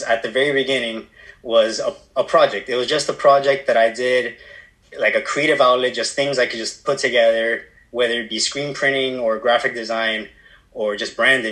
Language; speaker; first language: English; native; English